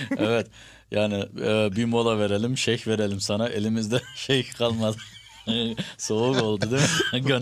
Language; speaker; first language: Turkish; early bilingual, heritage; Turkish